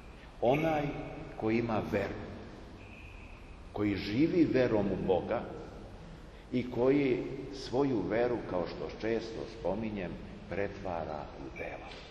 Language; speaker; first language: Serbian; native; Serbian